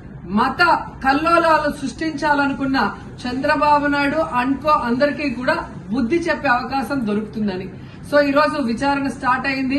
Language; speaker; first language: Telugu; native; Telugu